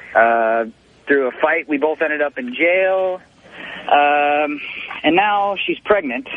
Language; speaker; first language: English; native; English